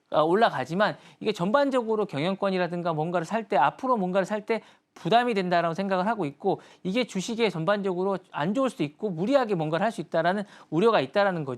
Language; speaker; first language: Korean; native; Korean